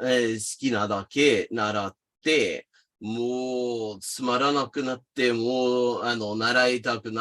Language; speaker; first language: Japanese; non-native, fluent; English